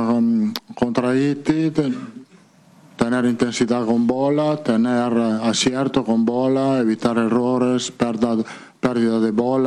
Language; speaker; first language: Portuguese; non-native, fluent; Italian